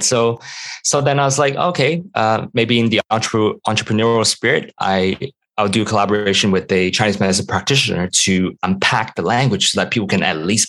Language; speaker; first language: English; non-native, local second language; Cantonese